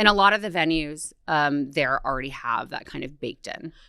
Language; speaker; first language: English; native; English